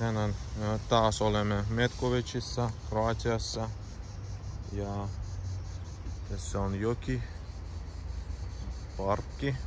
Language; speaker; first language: Finnish; non-native, learner; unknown